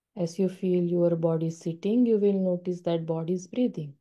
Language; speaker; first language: English; non-native, local second language; Marathi